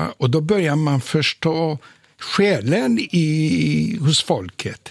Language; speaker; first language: Swedish; non-native, fluent; Polish